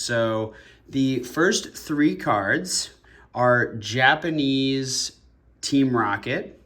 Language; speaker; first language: English; native; English